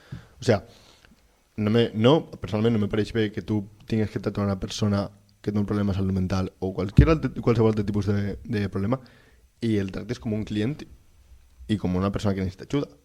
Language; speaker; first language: Catalan; native; Catalan